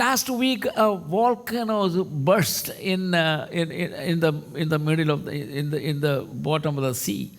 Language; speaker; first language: English; non-native, local second language; Hindi